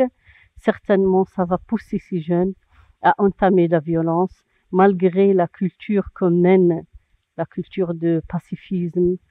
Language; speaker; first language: French; non-native, local second language; Arabic